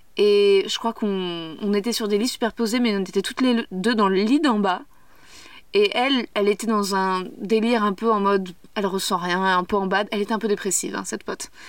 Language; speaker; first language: French; native; French